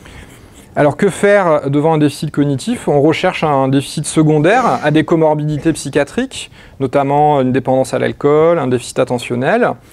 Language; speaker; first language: French; native; French